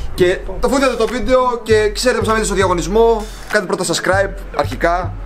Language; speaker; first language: Greek; non-native, learner; Russian